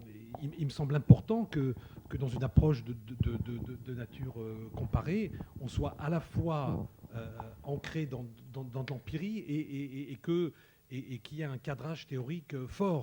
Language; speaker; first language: French; native; French